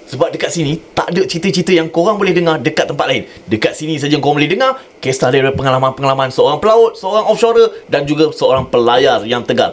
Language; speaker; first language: Malay; native; Malay